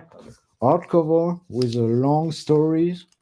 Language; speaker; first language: English; non-native, learner; French